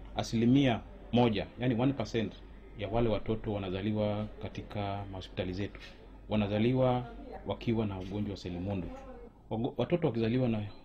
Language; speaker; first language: Swahili; native; Swahili